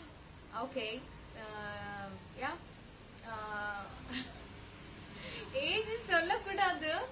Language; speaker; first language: Tamil; non-native, learner; Telugu